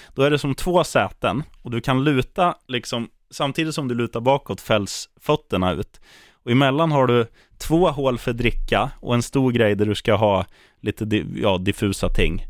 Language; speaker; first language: Swedish; native; Swedish